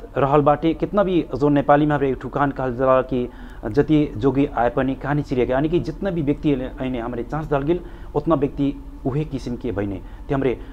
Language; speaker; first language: Bhojpuri; native; Bhojpuri